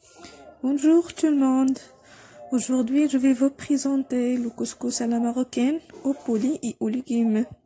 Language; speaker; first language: French; non-native, local second language; Arabic